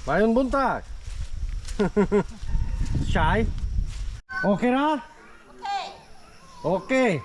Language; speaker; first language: English; non-native, learner; Polish